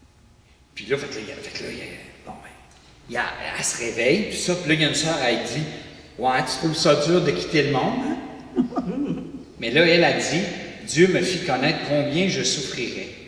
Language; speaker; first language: French; native; French